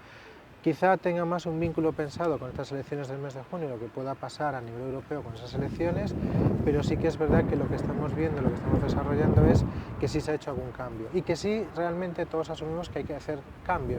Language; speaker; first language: Spanish; native; Spanish